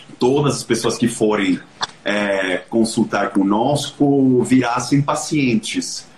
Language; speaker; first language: Portuguese; non-native, fluent; Spanish